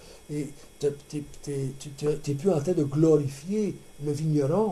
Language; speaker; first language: French; native; French